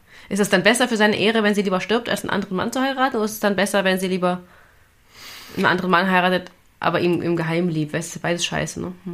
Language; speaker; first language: German; native; German